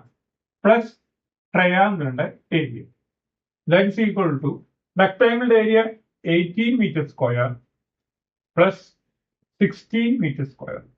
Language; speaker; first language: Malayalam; native; Malayalam